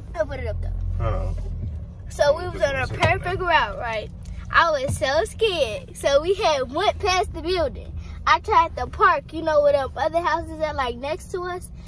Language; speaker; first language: English; native; English